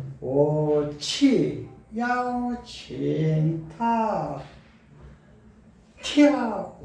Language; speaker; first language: Korean; native; Korean